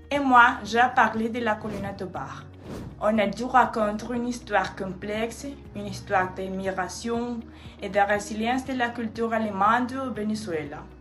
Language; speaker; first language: French; non-native, learner; Spanish